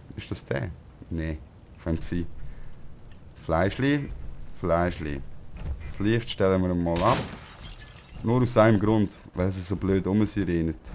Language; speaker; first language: German; native; German